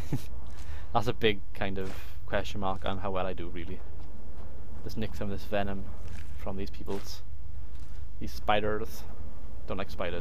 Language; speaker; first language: English; native; English